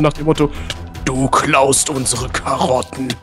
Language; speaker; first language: German; native; German